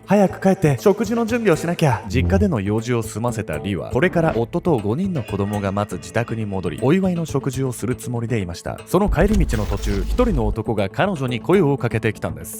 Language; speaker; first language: Japanese; native; Japanese